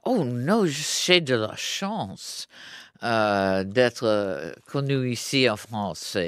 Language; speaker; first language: French; non-native, fluent; English